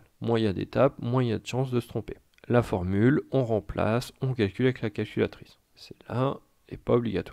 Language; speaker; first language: French; native; French